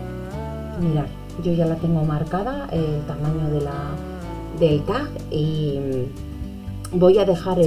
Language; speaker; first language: Spanish; native; Spanish